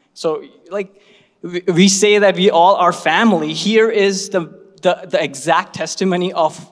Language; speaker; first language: English; non-native, local second language; Hindi